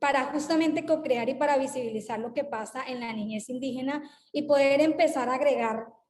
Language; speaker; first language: Spanish; native; Spanish